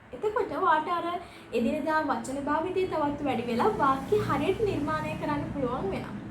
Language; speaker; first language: Sinhala; native; Sinhala